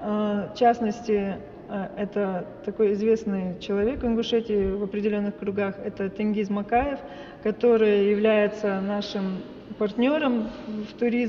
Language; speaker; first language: Russian; native; Russian